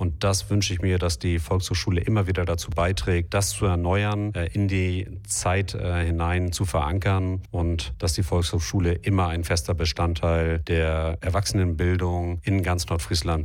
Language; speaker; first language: German; native; German